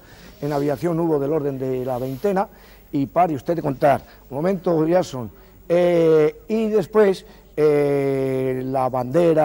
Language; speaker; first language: Spanish; native; Spanish